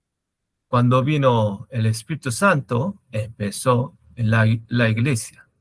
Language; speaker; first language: Spanish; non-native, learner; Korean